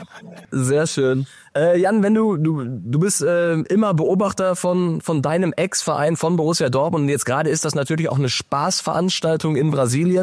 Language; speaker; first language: German; native; German